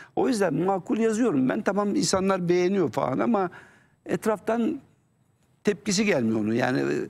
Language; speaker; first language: Turkish; native; Turkish